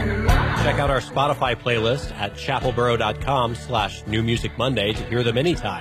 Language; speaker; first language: English; native; English